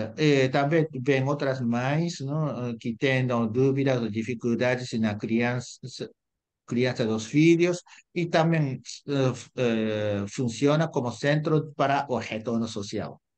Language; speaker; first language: Portuguese; non-native, fluent; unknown